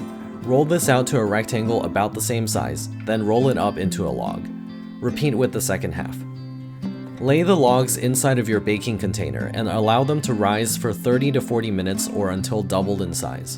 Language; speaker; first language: English; native; English